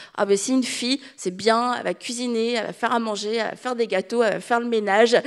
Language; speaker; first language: French; native; French